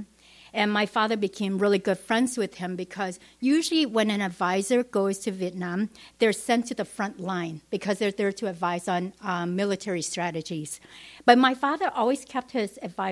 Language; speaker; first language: English; non-native, fluent; Vietnamese